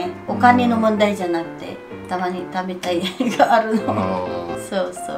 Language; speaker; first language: Japanese; non-native, learner; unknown